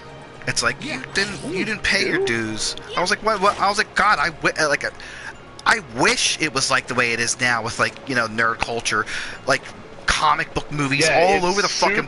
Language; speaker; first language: English; native; English